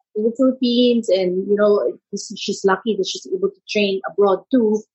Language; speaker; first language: English; non-native, local second language; Filipino